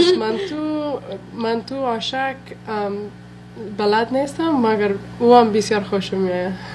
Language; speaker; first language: Persian; non-native, local second language; English